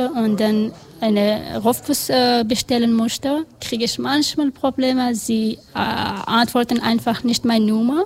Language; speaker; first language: German; non-native, learner; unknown